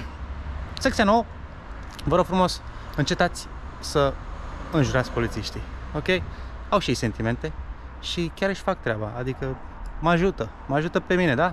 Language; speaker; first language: Romanian; native; Romanian